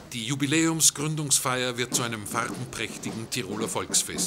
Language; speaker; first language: German; native; German